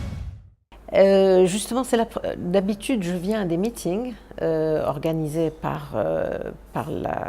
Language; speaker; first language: French; non-native, local second language; Arabic